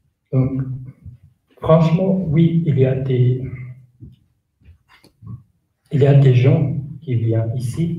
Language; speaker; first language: French; non-native, learner; Kurdish